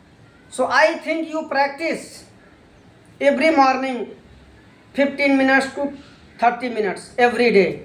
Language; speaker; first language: English; non-native, learner; Hindi